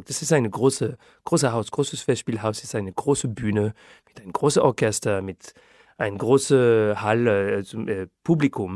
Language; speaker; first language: German; non-native, fluent; French